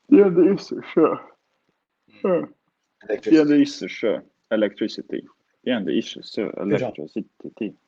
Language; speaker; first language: Chinese; non-native, learner; Swedish